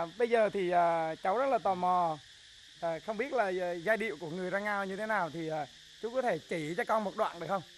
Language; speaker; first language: Vietnamese; non-native, local second language; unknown